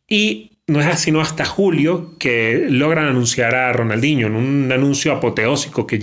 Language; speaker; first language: Spanish; native; Spanish